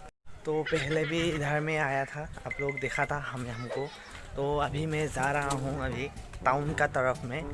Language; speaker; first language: Hindi; non-native, local second language; Assamese